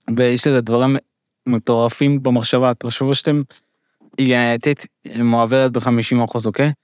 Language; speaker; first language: Hebrew; early bilingual, other home language; Russian